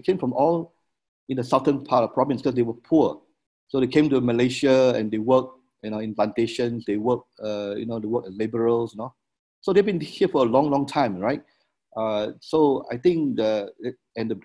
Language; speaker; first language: English; non-native, local second language; Min Nan Chinese